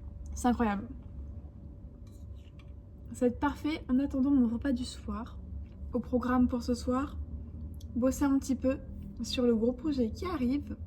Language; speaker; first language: French; native; French